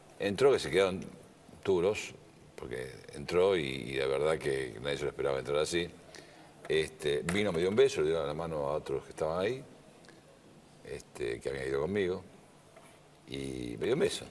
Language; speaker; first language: Spanish; native; Spanish